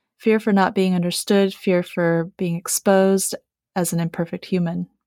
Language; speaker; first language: English; early bilingual, other home language; Chinese